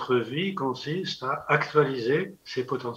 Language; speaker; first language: French; native; French